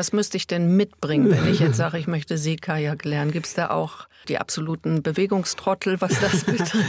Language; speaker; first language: German; native; German